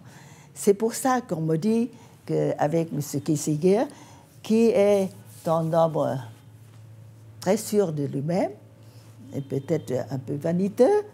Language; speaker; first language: French; non-native, fluent; Vietnamese